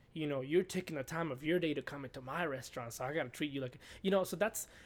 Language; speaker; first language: English; early bilingual, other home language; Spanish